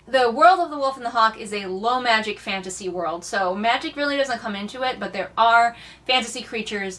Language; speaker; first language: English; native; English